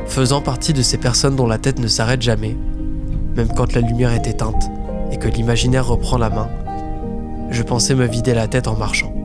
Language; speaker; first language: French; native; French